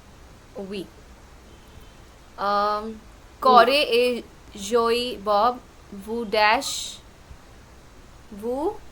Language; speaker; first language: French; non-native, fluent; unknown